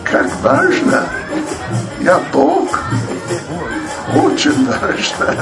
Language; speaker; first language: Russian; non-native, learner; English